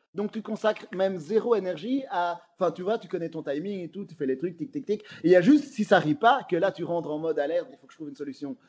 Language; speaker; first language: French; native; French